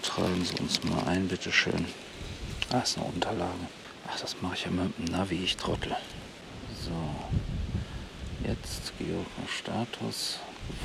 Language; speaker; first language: German; native; German